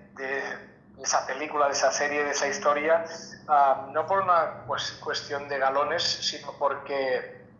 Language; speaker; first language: Spanish; native; Spanish